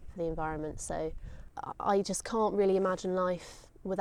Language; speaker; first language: English; native; English